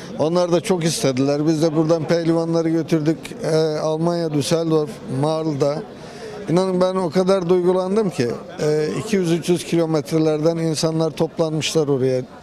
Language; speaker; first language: Turkish; native; Turkish